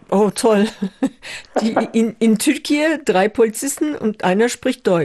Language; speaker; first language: German; non-native, fluent; Turkish